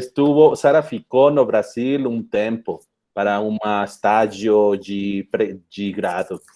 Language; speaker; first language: Portuguese; non-native, fluent; Spanish